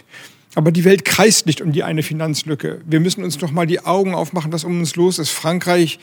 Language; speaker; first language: German; native; German